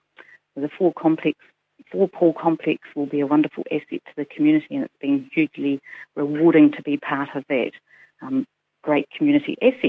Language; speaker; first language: English; native; English